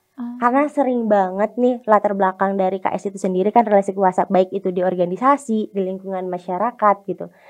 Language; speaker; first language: Indonesian; native; Indonesian